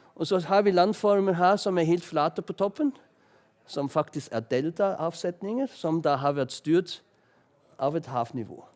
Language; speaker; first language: Norwegian; non-native, fluent; German